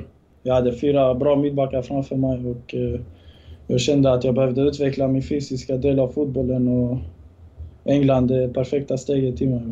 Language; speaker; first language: Swedish; early bilingual, other home language; Bosnian